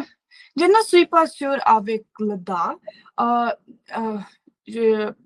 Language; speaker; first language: French; non-native, learner; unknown